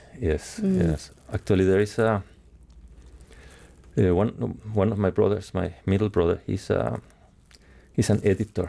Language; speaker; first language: English; non-native, fluent; Spanish